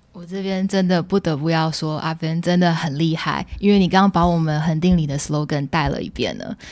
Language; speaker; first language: Chinese; early bilingual, heritage; Chinese